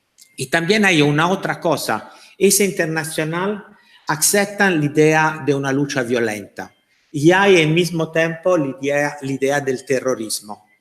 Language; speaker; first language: Spanish; non-native, fluent; Italian